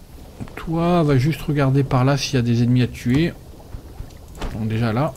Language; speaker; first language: French; native; French